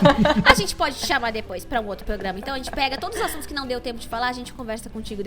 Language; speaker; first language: Portuguese; native; Portuguese